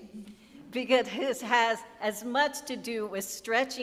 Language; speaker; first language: English; native; English